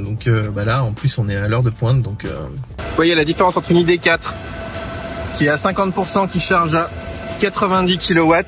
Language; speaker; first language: French; native; French